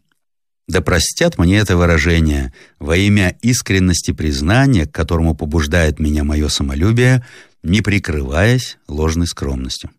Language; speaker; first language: Russian; native; Russian